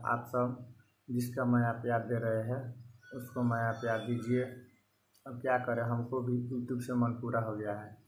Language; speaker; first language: Hindi; non-native, local second language; Bhojpuri